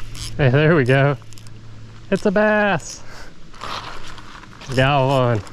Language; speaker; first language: English; native; English